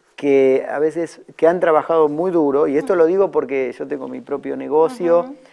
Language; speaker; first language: Spanish; native; Spanish